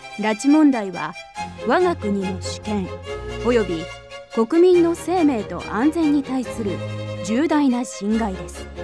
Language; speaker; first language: Japanese; native; Japanese